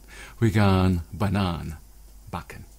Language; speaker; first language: Dutch; non-native, learner; Filipino